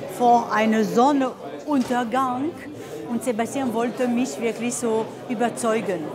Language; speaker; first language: German; non-native, fluent; French